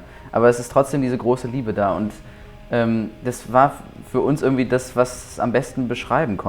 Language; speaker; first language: German; native; German